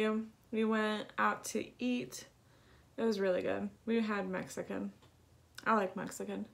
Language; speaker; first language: English; native; English